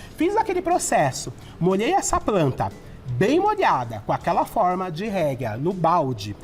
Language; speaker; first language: Portuguese; native; Portuguese